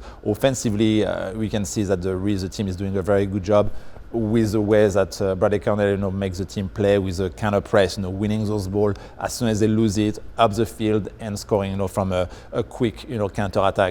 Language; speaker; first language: English; non-native, fluent; French